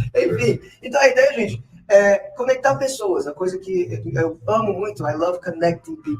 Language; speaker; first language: Portuguese; non-native, fluent; English